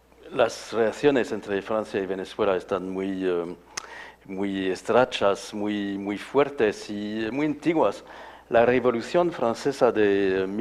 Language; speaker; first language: Spanish; non-native, fluent; French